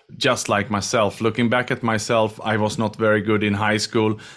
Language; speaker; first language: English; non-native, fluent; Swedish